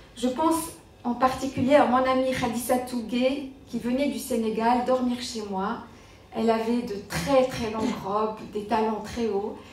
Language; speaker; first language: French; non-native, local second language; Arabic